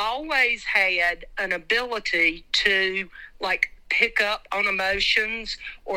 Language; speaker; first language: English; native; English